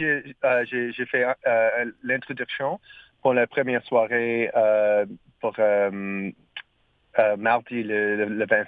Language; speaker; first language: French; non-native, learner; English